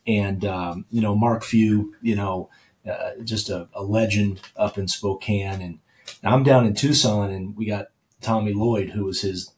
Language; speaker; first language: English; native; English